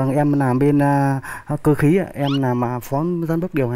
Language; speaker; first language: Vietnamese; native; Vietnamese